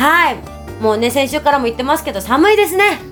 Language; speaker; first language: Japanese; native; Japanese